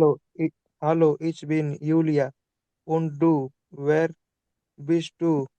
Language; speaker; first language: German; non-native, learner; Hindi